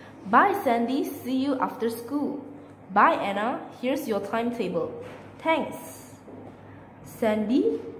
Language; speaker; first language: English; non-native, local second language; Chinese